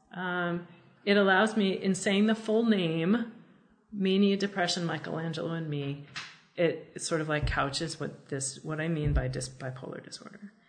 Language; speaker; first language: English; native; English